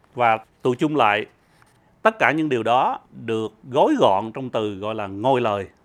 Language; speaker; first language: Vietnamese; early bilingual, heritage; Vietnamese